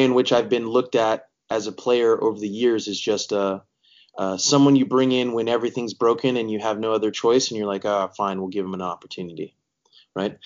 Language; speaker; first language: English; native; English